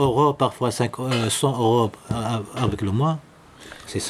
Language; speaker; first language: French; non-native, learner; Arabic